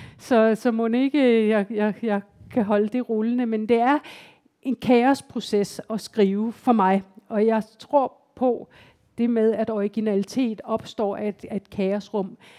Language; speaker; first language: Danish; native; Danish